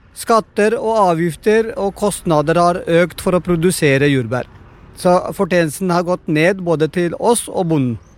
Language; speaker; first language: Norwegian; non-native, fluent; Punjabi